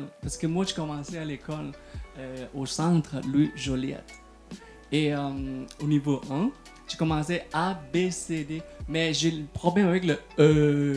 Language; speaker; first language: French; non-native, fluent; Thai